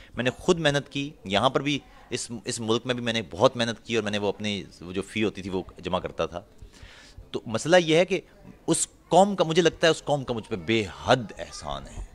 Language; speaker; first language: Urdu; non-native, local second language; Punjabi